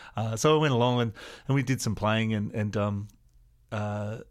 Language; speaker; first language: English; native; English